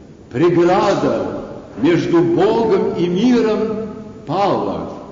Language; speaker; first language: Russian; native; Russian